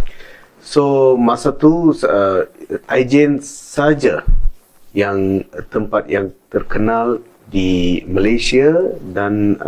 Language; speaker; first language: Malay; non-native, local second language; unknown